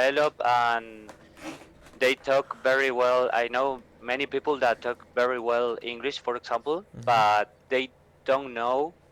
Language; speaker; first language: English; non-native, learner; Spanish